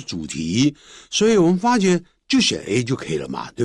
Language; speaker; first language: Chinese; native; Chinese